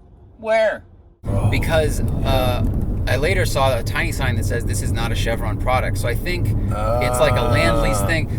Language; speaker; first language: English; native; English